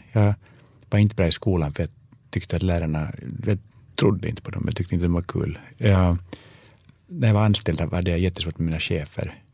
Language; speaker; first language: Swedish; native; Swedish